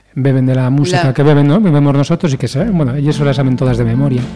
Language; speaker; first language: Spanish; native; Spanish